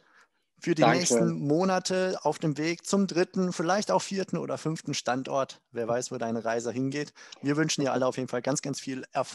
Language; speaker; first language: German; native; German